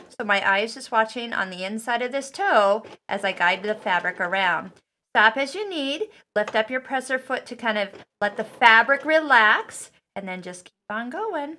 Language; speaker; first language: English; native; English